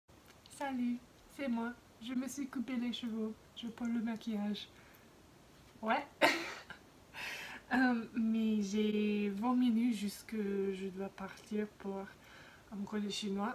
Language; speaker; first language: French; non-native, fluent; English